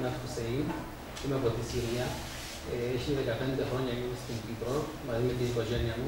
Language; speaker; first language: Greek; non-native, learner; Arabic